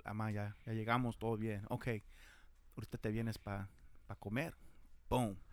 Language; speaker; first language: Spanish; early bilingual, heritage; Spanish